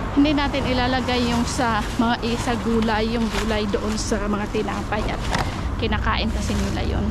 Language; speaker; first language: Filipino; native; Filipino